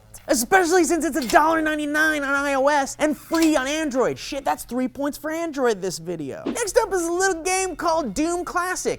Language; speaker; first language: English; native; English